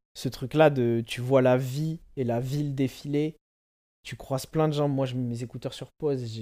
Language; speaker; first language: French; native; French